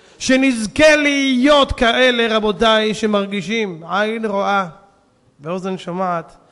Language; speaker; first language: Hebrew; native; Hebrew